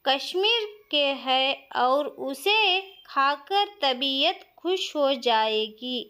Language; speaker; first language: Hindi; non-native, local second language; Kannada